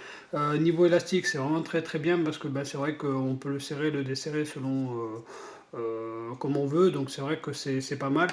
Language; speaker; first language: French; native; French